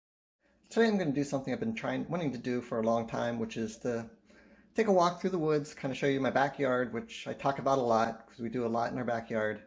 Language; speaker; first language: English; native; English